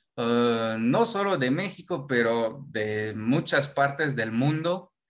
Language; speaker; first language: Spanish; non-native, fluent; French